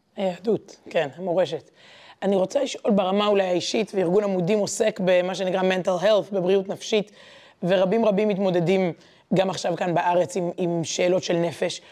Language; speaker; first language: Hebrew; native; Hebrew